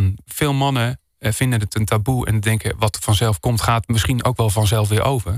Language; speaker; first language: Dutch; native; Dutch